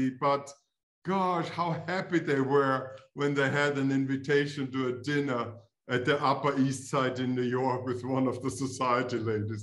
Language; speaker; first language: English; non-native, fluent; German